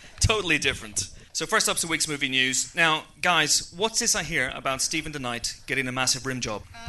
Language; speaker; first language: English; native; English